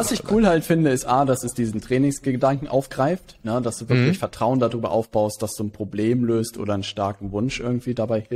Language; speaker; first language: German; native; German